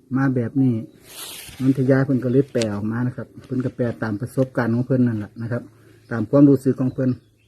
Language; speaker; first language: Thai; native; Thai